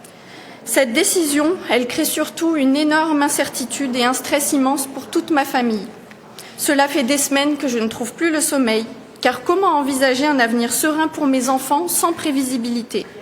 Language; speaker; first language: French; native; French